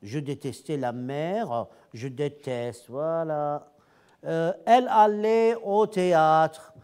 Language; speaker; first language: French; non-native, fluent; Arabic